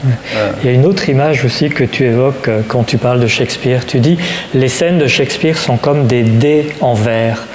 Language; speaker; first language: French; native; French